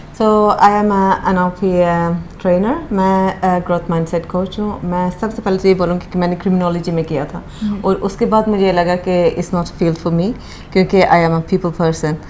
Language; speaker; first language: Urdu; early bilingual, heritage; Urdu